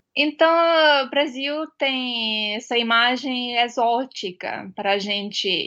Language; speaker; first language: Portuguese; non-native, fluent; Estonian